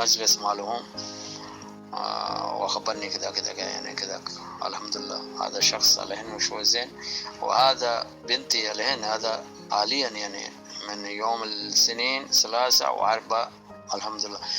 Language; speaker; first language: Arabic; non-native, learner; Urdu